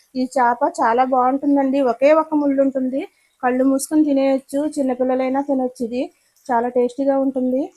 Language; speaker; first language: Telugu; native; Telugu